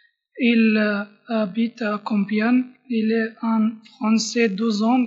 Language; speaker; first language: French; non-native, learner; Spanish